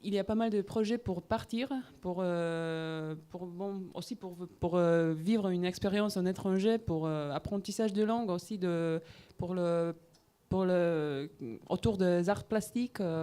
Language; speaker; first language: French; non-native, learner; Polish